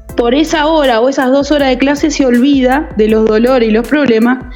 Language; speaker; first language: Spanish; native; Spanish